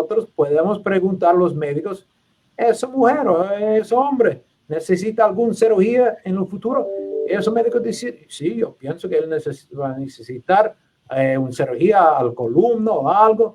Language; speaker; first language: Spanish; non-native, learner; English